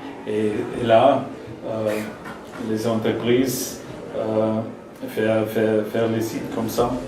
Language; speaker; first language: French; non-native, learner; German